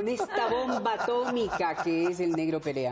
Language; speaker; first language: Spanish; early bilingual, heritage; Spanish